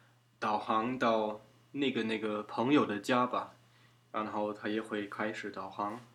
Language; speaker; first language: Chinese; non-native, fluent; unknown